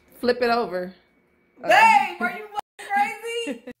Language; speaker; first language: English; native; English